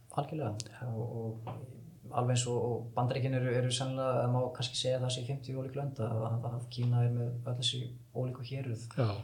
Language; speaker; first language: Icelandic; early bilingual, heritage; Icelandic